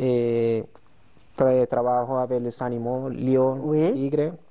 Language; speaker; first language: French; non-native, learner; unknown